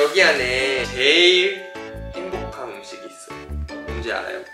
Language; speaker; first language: Korean; non-native, fluent; Japanese